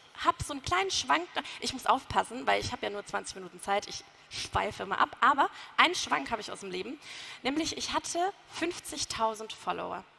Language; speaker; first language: German; native; German